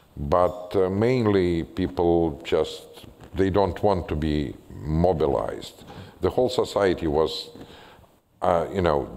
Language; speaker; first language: English; non-native, fluent; Russian